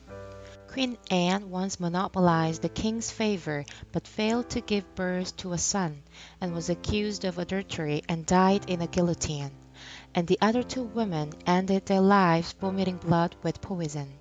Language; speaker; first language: English; non-native, fluent; Korean